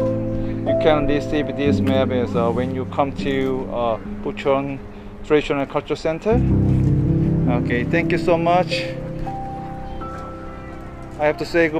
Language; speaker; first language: English; non-native, fluent; Korean